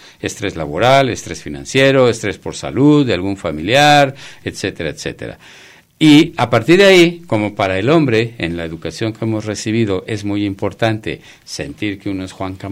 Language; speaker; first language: Spanish; native; Spanish